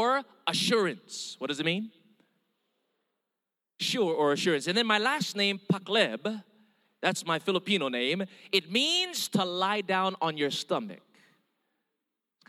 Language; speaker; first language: English; early bilingual, other home language; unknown